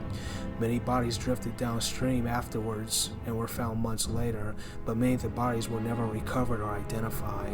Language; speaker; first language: English; native; English